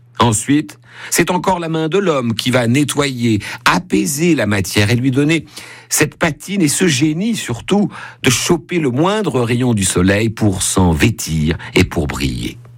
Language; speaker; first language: French; native; French